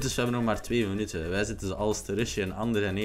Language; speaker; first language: Dutch; native; Dutch